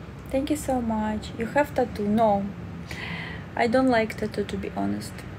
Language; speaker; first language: English; non-native, learner; Russian